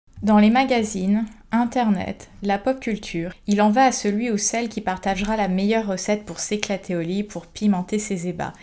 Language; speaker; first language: French; native; French